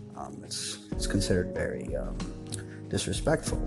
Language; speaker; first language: English; non-native, local second language; Nepali